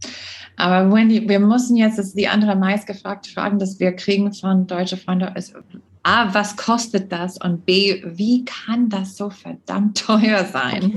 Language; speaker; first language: German; non-native, fluent; English